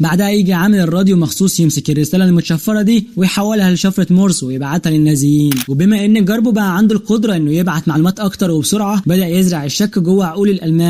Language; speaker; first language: Arabic; native; Arabic